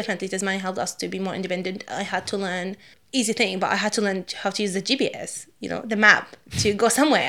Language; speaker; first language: English; non-native, fluent; Arabic